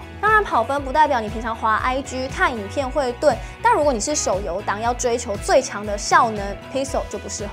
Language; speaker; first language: Chinese; native; Chinese